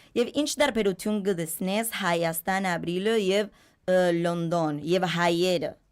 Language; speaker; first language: Armenian; early bilingual, heritage; Armenian